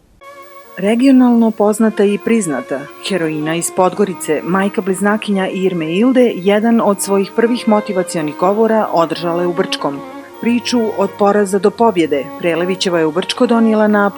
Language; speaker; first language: Bosnian; native; Bosnian